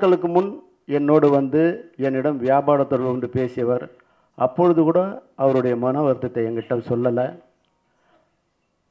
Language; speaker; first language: Tamil; native; Tamil